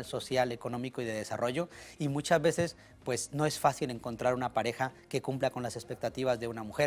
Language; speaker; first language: Spanish; native; Spanish